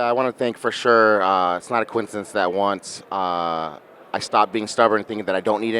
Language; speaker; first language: English; native; English